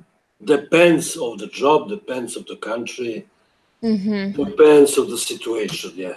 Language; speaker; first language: English; non-native, learner; Serbian